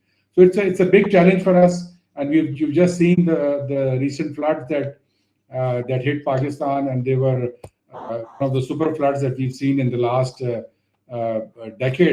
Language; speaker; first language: English; non-native, local second language; Urdu